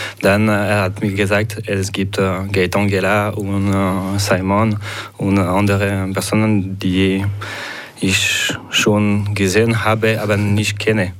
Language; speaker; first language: German; non-native, local second language; French